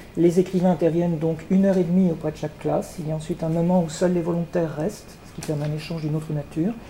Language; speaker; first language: French; native; French